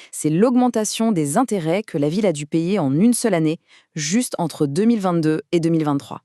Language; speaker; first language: French; native; French